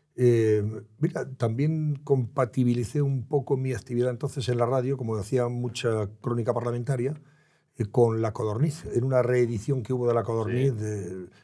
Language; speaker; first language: Spanish; native; Spanish